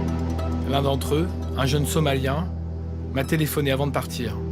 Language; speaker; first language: French; native; French